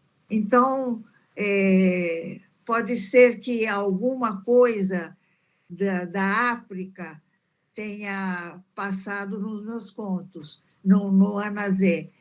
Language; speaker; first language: Portuguese; early bilingual, other home language; Italian